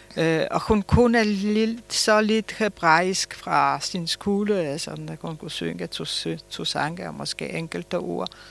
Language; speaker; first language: Danish; early bilingual, other home language; Polish